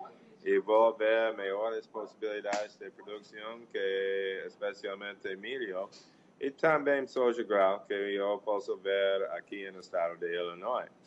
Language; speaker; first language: Portuguese; non-native, learner; English